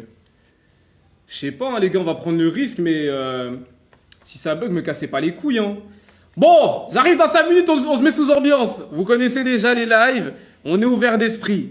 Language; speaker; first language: French; native; French